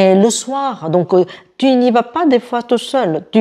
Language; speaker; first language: French; non-native, fluent; Korean